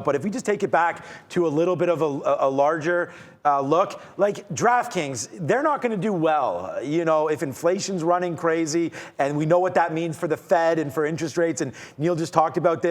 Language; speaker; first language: English; native; English